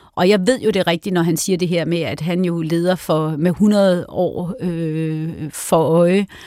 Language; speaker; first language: Danish; native; Danish